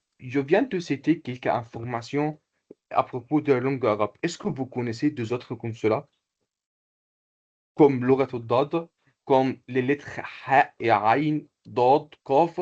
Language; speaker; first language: French; non-native, local second language; Comorian